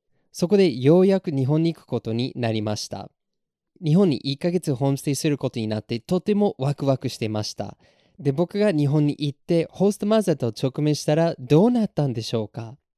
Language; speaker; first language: Japanese; non-native, fluent; English